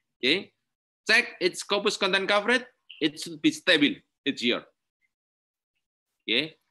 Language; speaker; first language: English; non-native, learner; Indonesian